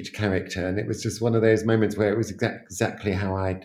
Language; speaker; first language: English; native; English